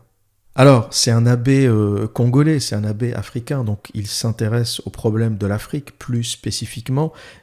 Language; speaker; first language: French; native; French